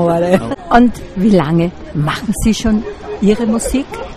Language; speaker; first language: German; native; German